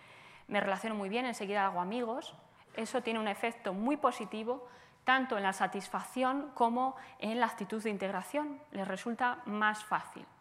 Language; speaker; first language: Spanish; native; Spanish